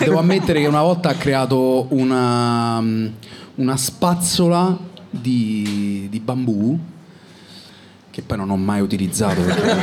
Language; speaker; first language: Italian; native; Italian